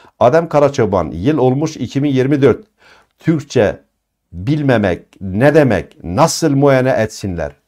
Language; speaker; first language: Turkish; non-native, local second language; Kurdish